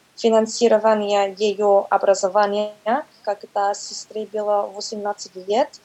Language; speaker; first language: Russian; non-native, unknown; English